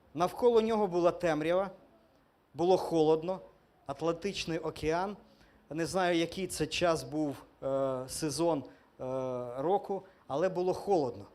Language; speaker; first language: Ukrainian; non-native, local second language; Russian